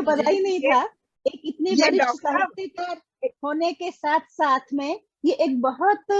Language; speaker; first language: Hindi; native; Hindi